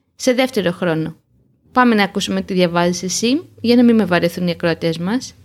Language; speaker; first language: Greek; native; Greek